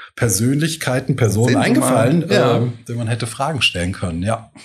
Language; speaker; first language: German; native; German